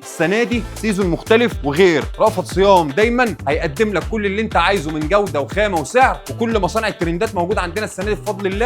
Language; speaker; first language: Arabic; native; Arabic